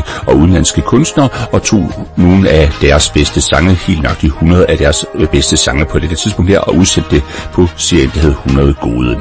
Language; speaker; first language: Danish; native; Danish